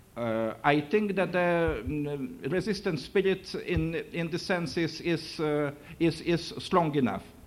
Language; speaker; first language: English; non-native, fluent; Lithuanian